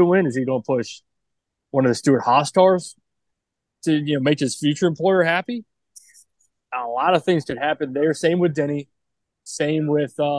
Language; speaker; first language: English; native; English